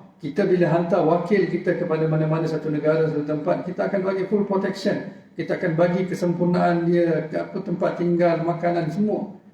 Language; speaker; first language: Malay; native; Malay